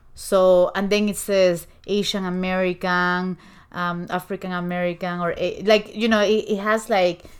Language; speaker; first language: English; non-native, fluent; Spanish